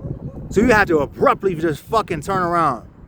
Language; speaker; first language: English; native; English